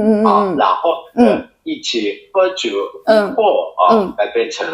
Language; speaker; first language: Chinese; non-native, fluent; Japanese